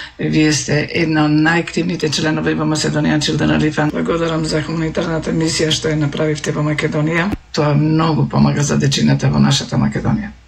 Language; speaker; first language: Macedonian; native; Macedonian